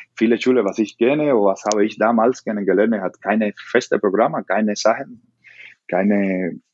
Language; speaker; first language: German; non-native, fluent; Spanish